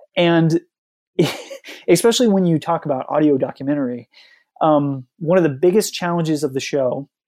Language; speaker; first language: English; native; English